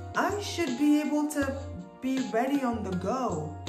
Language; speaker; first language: English; non-native, fluent; French